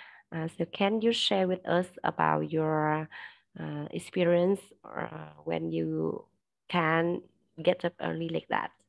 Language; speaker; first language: English; non-native, learner; Vietnamese